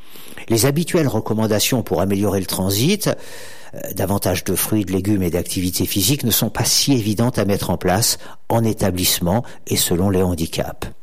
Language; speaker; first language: French; native; French